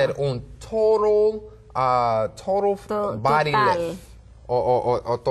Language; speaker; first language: Spanish; non-native, learner; English